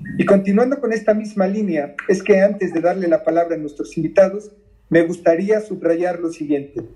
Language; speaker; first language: Spanish; native; Spanish